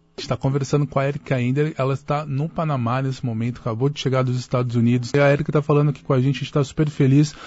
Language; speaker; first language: Portuguese; native; Portuguese